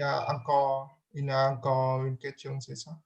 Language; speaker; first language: French; non-native, learner; Vietnamese